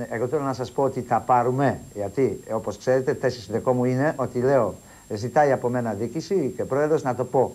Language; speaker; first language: Greek; non-native, fluent; Polish